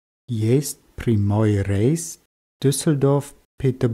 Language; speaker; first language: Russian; non-native, learner; German